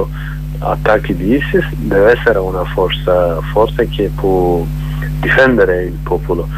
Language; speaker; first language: Italian; non-native, learner; Kurdish